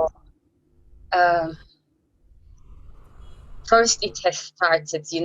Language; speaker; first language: English; non-native, learner; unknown